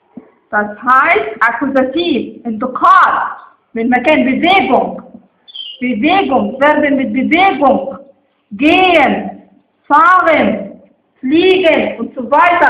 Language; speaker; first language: German; non-native, fluent; Arabic